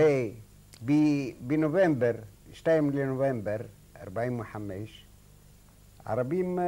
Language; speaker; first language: Hebrew; non-native, fluent; Arabic